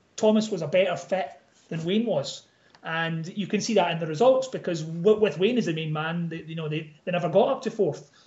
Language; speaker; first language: English; native; English